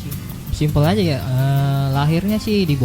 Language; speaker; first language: Indonesian; native; Indonesian